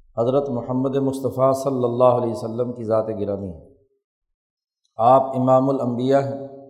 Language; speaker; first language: Urdu; non-native, local second language; Punjabi